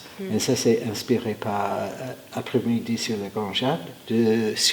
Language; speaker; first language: French; non-native, fluent; English